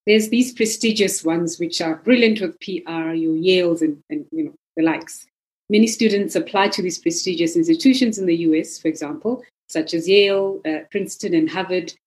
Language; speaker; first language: English; non-native, local second language; Zulu